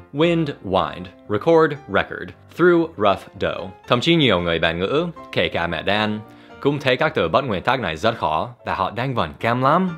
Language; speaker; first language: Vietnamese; non-native, fluent; English